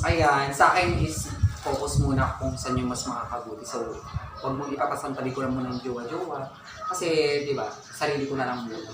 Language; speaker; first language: Filipino; non-native, local second language; Cebuano